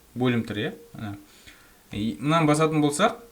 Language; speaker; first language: Russian; non-native, local second language; Kazakh